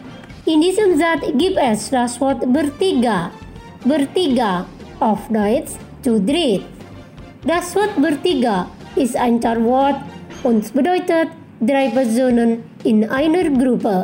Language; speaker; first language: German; non-native, fluent; Indonesian